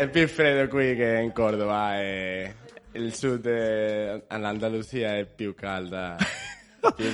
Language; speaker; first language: Italian; non-native, learner; Spanish